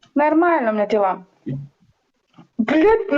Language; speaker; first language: Russian; native; Russian